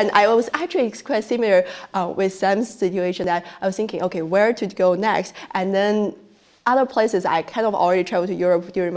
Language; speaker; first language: English; non-native, fluent; Chinese